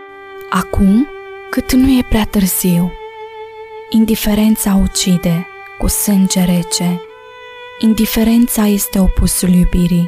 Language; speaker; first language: Romanian; native; Romanian